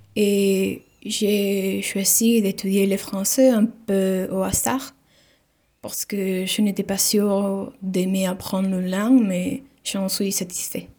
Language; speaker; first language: French; non-native, learner; Spanish